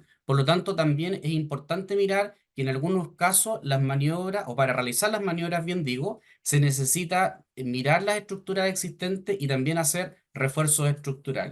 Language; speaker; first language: Spanish; native; Spanish